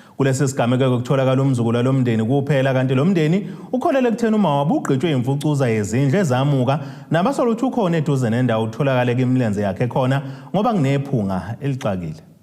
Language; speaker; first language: Zulu; native; Zulu